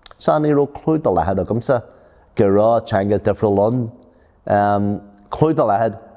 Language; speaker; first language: Irish; non-native, local second language; English